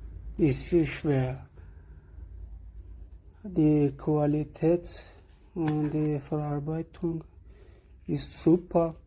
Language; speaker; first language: German; non-native, fluent; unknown